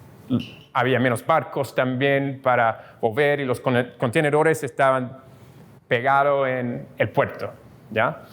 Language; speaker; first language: Spanish; non-native, fluent; English